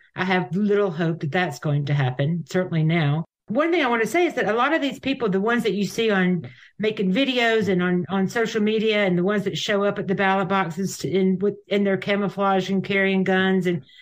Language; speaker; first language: English; native; English